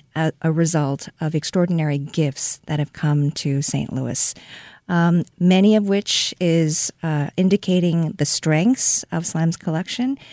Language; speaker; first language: English; non-native, fluent; Korean